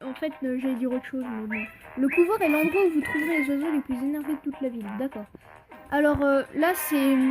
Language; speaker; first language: French; native; French